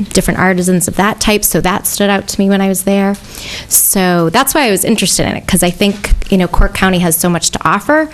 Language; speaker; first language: English; native; English